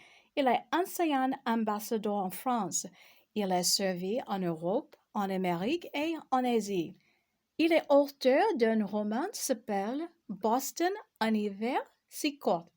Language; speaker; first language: French; non-native, fluent; English